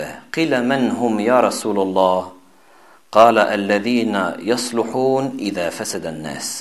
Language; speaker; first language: Arabic; non-native, fluent; French